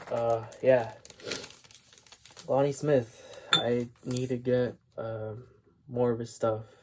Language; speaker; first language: English; native; English